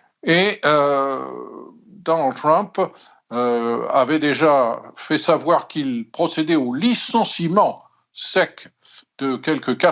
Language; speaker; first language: French; native; French